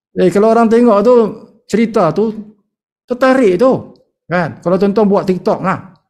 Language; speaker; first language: Malay; native; Malay